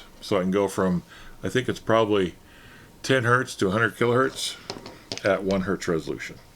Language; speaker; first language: English; native; English